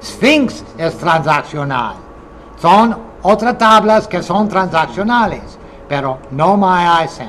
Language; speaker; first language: Spanish; non-native, fluent; English